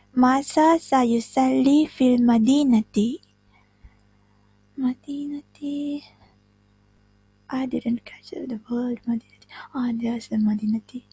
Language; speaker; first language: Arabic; non-native, learner; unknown